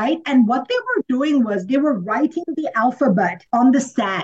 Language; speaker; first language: English; non-native, local second language; Sinhala